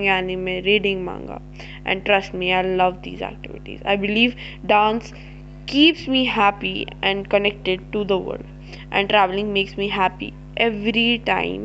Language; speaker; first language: English; non-native, local second language; Hindi